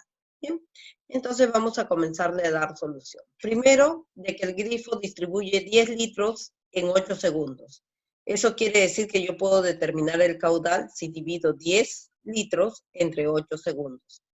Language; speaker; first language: Spanish; native; Spanish